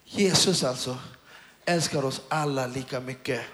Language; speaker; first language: Swedish; native; Swedish